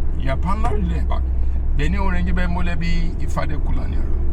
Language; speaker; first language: Turkish; non-native, fluent; Yoruba